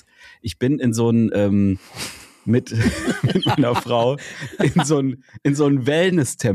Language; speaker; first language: German; native; German